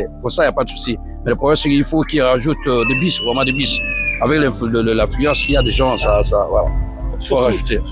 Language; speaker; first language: French; native; French